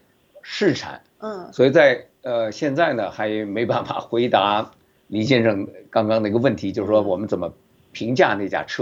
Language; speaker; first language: Chinese; native; Chinese